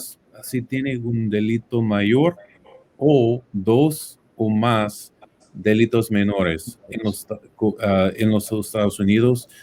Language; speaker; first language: Spanish; non-native, fluent; English